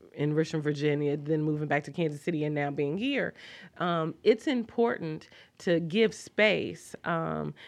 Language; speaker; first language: English; native; English